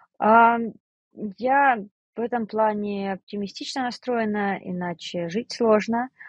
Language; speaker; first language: Russian; native; Russian